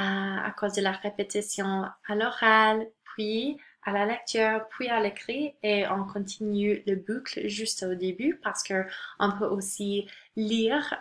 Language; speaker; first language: French; non-native, local second language; English